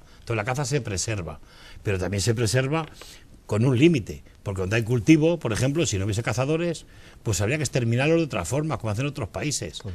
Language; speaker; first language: Spanish; native; Spanish